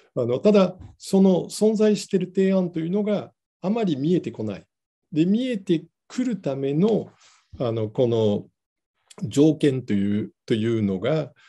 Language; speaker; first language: Japanese; non-native, fluent; Dutch